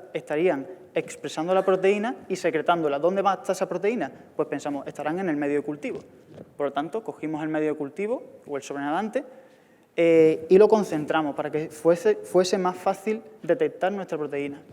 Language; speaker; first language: Spanish; native; Spanish